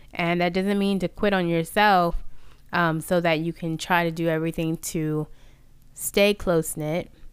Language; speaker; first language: English; native; English